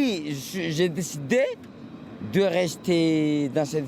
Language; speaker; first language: French; non-native, local second language; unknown